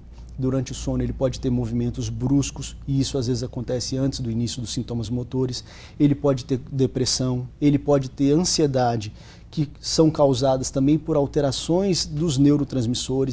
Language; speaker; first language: Portuguese; native; Portuguese